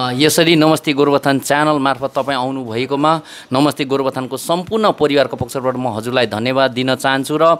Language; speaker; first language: Nepali; native; Nepali